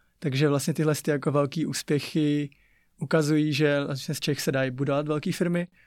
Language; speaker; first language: Czech; early bilingual, other home language; Chinese